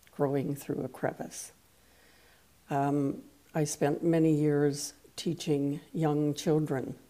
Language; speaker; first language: English; non-native, fluent; French